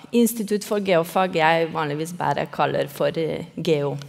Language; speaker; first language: Norwegian; non-native, fluent; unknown